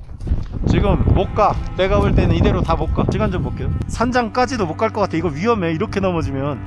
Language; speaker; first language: Korean; native; Korean